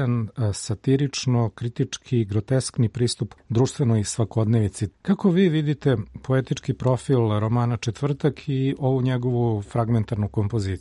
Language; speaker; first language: Serbian; native; Serbian